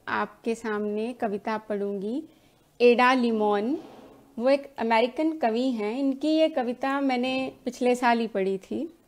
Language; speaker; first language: Hindi; native; Hindi